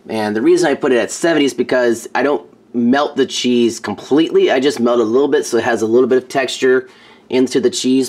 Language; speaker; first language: English; native; English